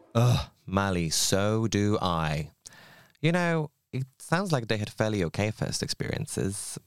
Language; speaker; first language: English; non-native, fluent; Polish